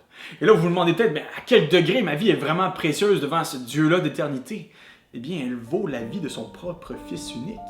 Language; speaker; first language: French; native; French